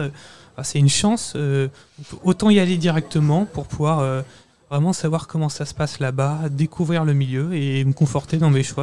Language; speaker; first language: French; native; French